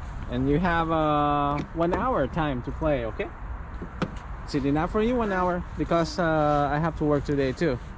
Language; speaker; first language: English; non-native, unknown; Thai